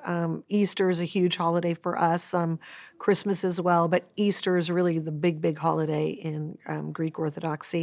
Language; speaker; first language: English; native; English